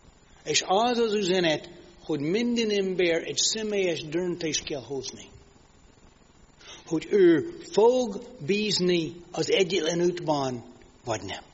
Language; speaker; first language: Hungarian; non-native, fluent; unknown